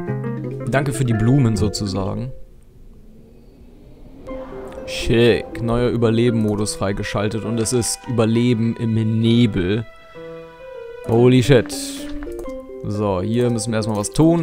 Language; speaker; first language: German; native; German